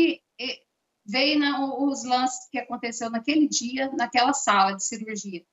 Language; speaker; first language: Portuguese; native; Portuguese